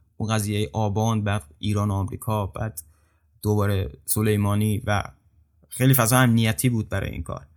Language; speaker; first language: Persian; native; Persian